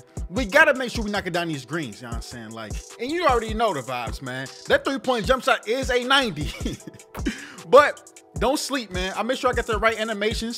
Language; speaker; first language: English; native; English